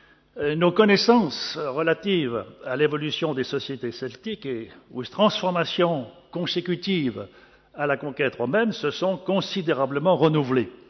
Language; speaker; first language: French; native; French